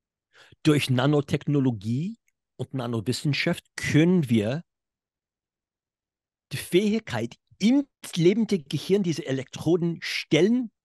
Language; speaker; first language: German; non-native, fluent; English